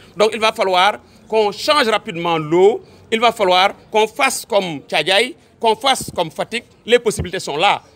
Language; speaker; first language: French; non-native, local second language; Wolof